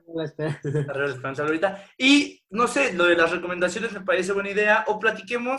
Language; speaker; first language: Spanish; native; Spanish